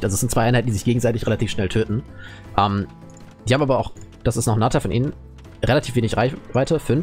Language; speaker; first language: German; native; German